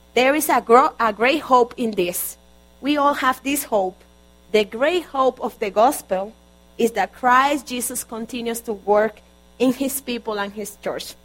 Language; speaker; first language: English; non-native, fluent; Spanish